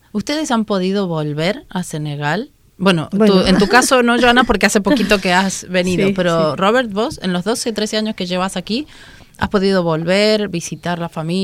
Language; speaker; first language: Spanish; native; Spanish